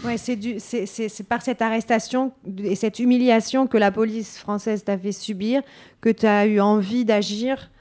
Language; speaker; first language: French; native; French